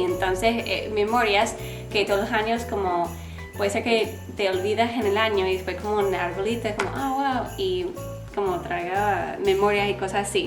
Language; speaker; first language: Spanish; non-native, learner; English